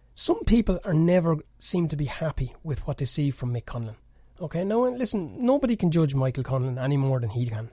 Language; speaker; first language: English; native; English